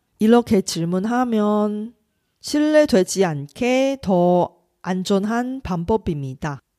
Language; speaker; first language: Korean; non-native, fluent; Chinese